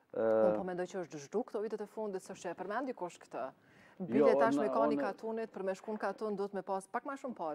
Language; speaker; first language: Albanian; native; Albanian